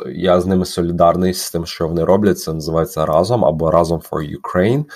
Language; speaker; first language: Ukrainian; native; Ukrainian